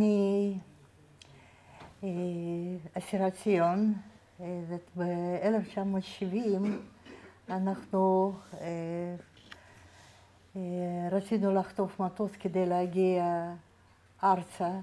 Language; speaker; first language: Hebrew; non-native, fluent; Russian